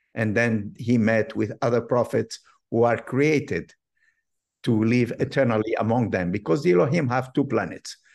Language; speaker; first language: English; non-native, fluent; Arabic